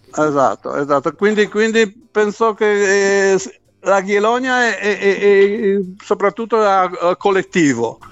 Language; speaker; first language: Italian; non-native, learner; Polish